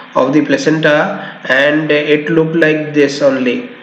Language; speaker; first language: English; non-native, local second language; Hindi